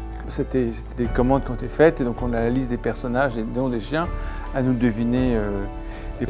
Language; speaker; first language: French; native; French